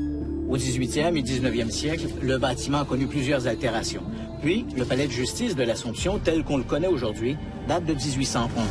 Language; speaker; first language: French; native; French